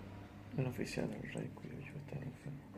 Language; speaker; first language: Spanish; native; Spanish